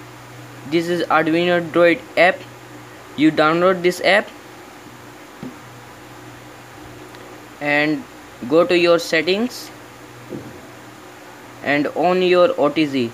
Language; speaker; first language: English; non-native, learner; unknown